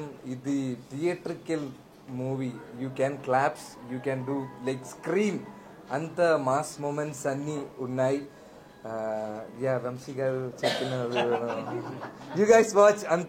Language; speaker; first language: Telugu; non-native, learner; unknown